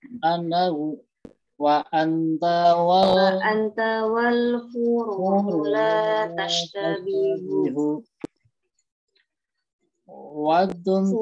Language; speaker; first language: Arabic; non-native, learner; Indonesian